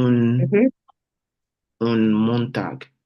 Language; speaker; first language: German; non-native, learner; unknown